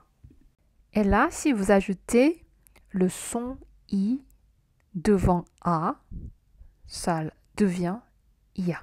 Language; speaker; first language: French; non-native, fluent; Korean